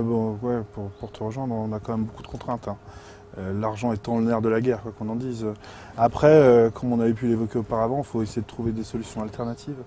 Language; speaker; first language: French; native; French